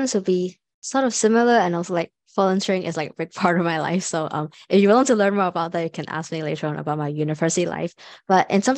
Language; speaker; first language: English; non-native, local second language; Cantonese